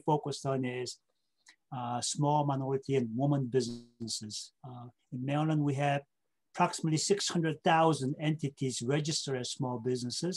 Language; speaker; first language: English; non-native, fluent; Korean